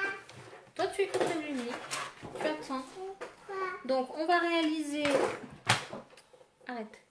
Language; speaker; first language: French; native; French